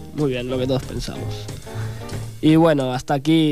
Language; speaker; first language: Spanish; native; Spanish